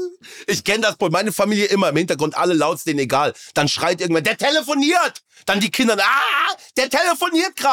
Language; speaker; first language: German; native; German